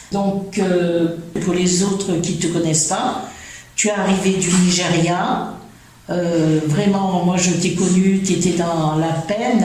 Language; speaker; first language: French; native; French